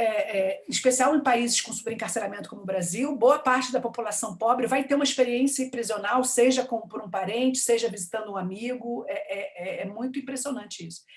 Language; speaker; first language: Portuguese; native; Portuguese